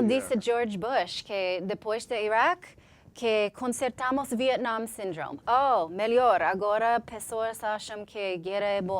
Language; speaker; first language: Portuguese; non-native, learner; English